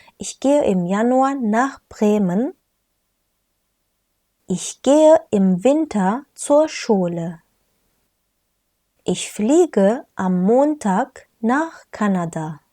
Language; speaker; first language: German; non-native, fluent; Turkish